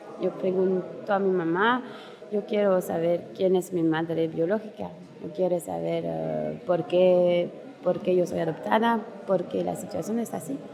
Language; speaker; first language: Spanish; non-native, learner; French